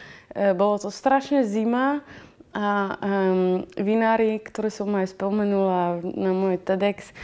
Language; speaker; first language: Slovak; non-native, fluent; Dutch